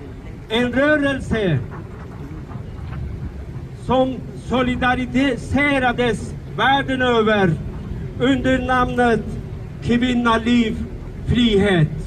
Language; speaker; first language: Swedish; non-native, fluent; Persian